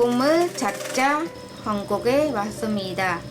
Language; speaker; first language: Korean; non-native, learner; Khmer